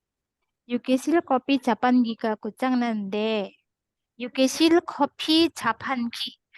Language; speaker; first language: Korean; non-native, learner; Indonesian